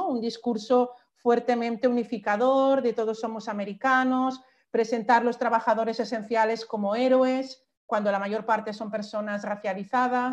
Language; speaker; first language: Spanish; native; Spanish